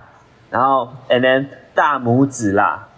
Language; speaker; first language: English; non-native, learner; Chinese